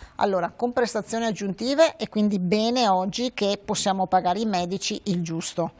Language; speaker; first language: Italian; native; Italian